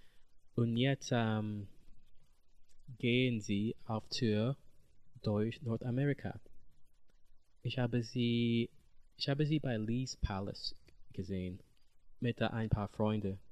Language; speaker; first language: German; non-native, learner; English